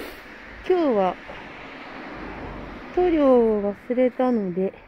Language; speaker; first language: Japanese; native; Japanese